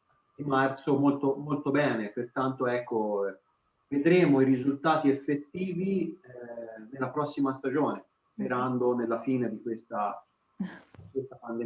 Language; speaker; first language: Italian; native; Italian